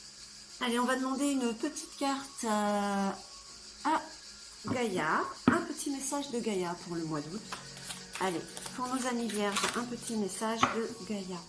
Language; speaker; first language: French; native; French